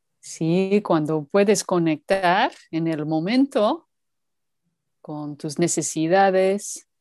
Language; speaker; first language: Spanish; non-native, learner; English